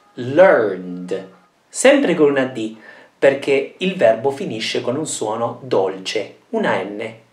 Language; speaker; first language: Italian; non-native, fluent; English